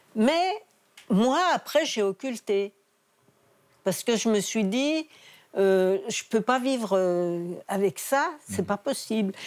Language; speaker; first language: French; native; French